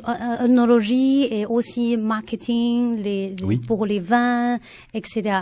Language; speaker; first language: French; non-native, learner; Chinese